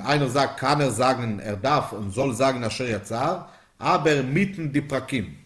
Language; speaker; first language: German; non-native, fluent; Yiddish